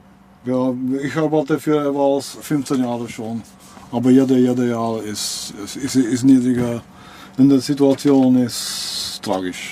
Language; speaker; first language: German; non-native, learner; Czech